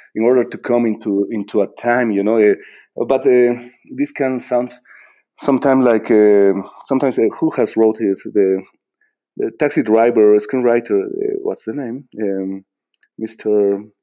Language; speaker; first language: English; non-native, fluent; Spanish